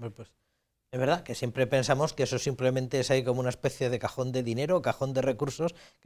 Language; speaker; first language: Spanish; native; Spanish